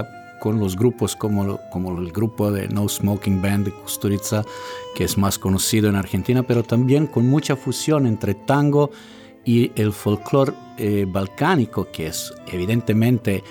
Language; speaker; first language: Spanish; non-native, fluent; Serbian